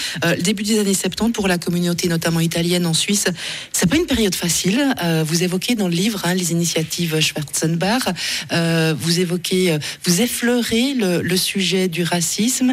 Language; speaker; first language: French; native; French